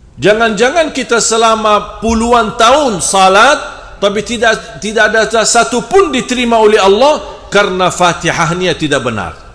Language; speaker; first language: Indonesian; non-native, fluent; Arabic